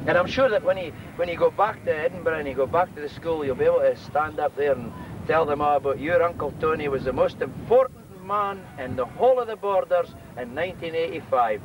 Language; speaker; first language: English; native; English